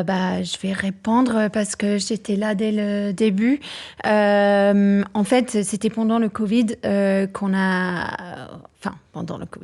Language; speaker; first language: French; non-native, fluent; English